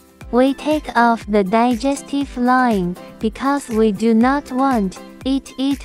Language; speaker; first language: English; non-native, learner; Chinese